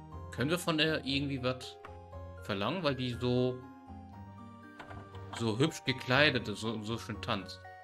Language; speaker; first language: German; native; German